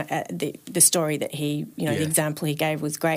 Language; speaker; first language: English; native; English